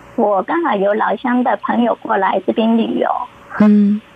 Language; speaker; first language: Chinese; native; Chinese